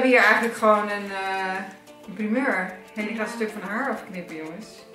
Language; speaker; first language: Dutch; native; Dutch